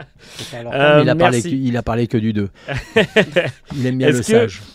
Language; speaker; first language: French; native; French